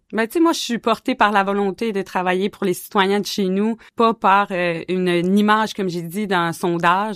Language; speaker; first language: French; native; French